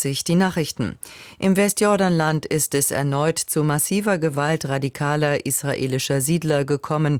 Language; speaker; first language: German; native; German